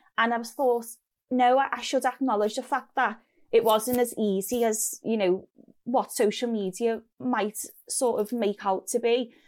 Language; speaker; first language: English; native; English